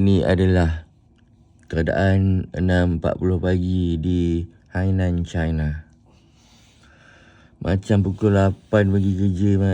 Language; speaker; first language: Malay; native; Malay